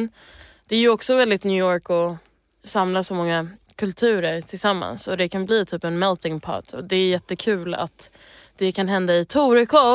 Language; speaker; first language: Swedish; early bilingual, heritage; English